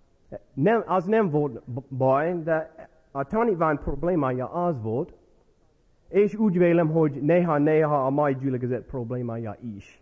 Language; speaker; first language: Hungarian; non-native, fluent; English